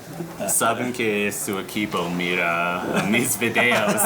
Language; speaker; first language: Spanish; non-native, learner; English